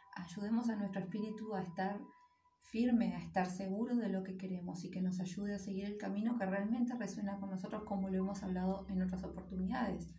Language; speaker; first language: Spanish; native; Spanish